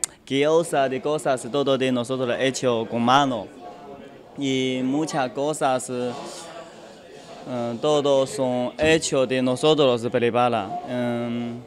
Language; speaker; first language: Spanish; non-native, learner; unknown